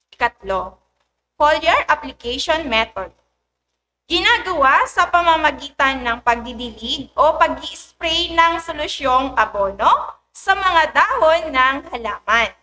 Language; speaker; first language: Filipino; native; Filipino